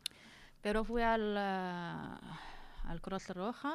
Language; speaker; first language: Spanish; non-native, learner; Arabic